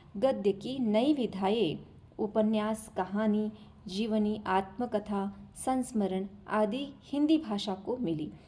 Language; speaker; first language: Hindi; non-native, local second language; Marathi